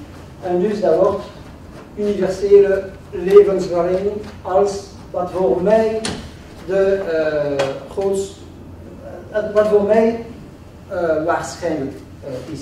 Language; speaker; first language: Dutch; non-native, local second language; French